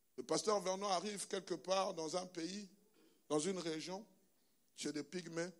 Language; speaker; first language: French; non-native, local second language; Lingala